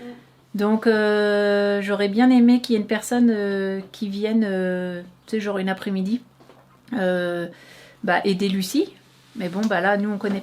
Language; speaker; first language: French; native; French